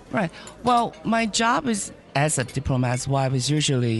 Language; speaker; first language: English; non-native, fluent; Chinese